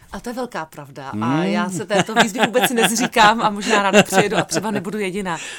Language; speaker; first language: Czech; native; Czech